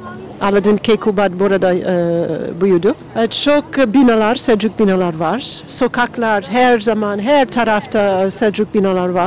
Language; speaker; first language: Turkish; non-native, learner; English